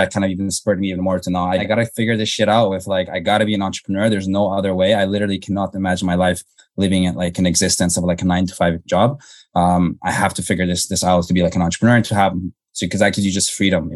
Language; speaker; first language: English; native; English